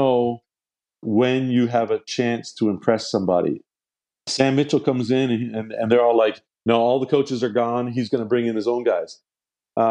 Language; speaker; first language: English; native; English